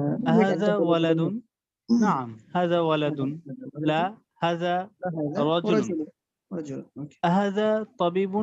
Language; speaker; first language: Arabic; non-native, learner; Bangla